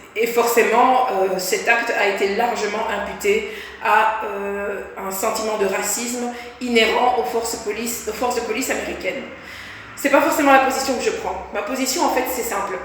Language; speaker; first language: French; native; French